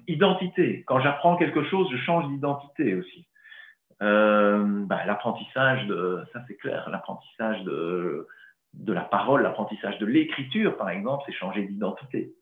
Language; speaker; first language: French; native; French